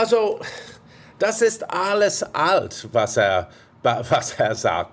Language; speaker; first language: German; non-native, fluent; English